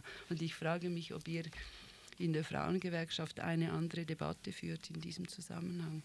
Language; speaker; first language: German; native; German